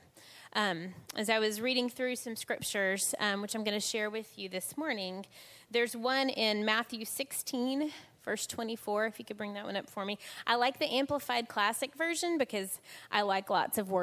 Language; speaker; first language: English; native; English